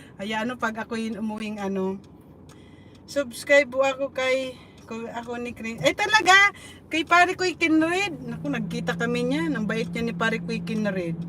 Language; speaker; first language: Filipino; non-native, local second language; Bikol